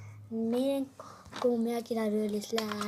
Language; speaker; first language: Spanish; native; Spanish